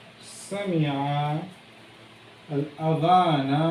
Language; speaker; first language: Arabic; non-native, fluent; Bangla